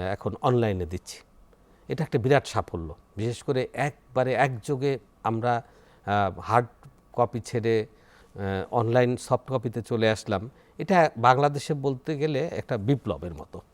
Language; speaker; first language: Bangla; native; Bangla